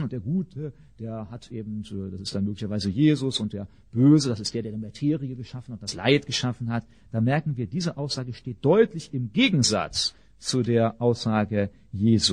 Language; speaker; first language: German; native; German